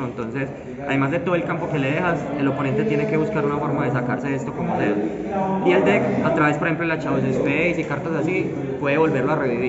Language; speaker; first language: Spanish; native; Spanish